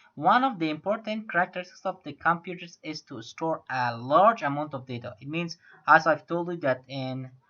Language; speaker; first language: English; non-native, fluent; Persian